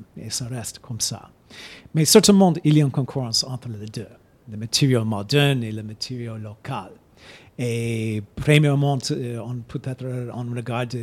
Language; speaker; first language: French; non-native, fluent; English